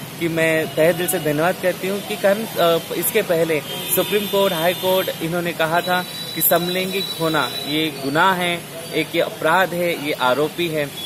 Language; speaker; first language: Hindi; non-native, local second language; Marathi